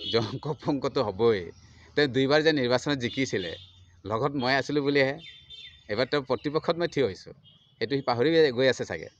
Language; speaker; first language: Assamese; non-native, local second language; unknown